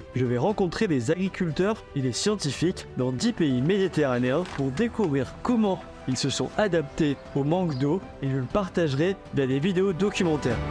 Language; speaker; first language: French; native; French